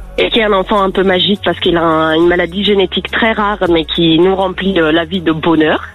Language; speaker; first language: French; non-native, fluent; Italian